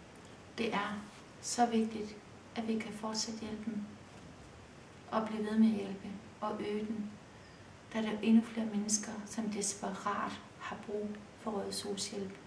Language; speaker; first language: Danish; early bilingual, other home language; Kurdish